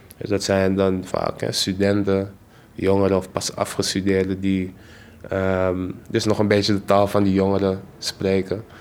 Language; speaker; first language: Dutch; native; Dutch